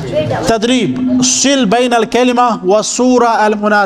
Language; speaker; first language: Arabic; non-native, fluent; Urdu